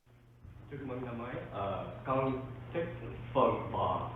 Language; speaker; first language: Vietnamese; early bilingual, heritage; Vietnamese